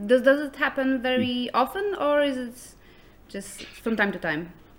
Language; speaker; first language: English; non-native, fluent; Polish